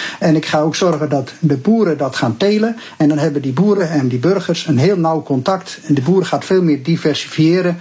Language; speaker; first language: Dutch; native; Dutch